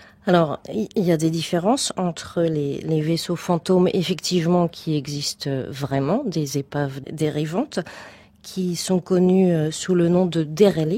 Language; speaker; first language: French; native; French